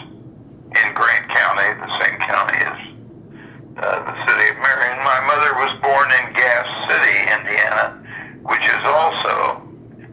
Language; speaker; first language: English; native; English